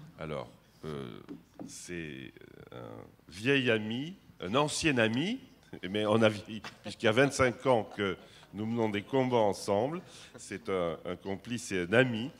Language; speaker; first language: French; native; French